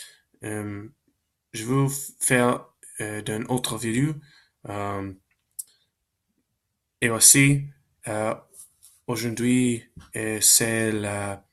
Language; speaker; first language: French; non-native, learner; Spanish